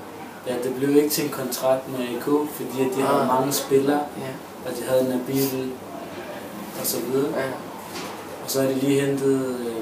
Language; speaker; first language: Danish; early bilingual, other home language; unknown